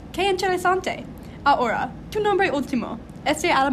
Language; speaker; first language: Spanish; non-native, learner; English